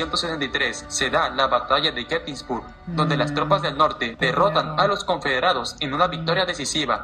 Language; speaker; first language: Spanish; native; Spanish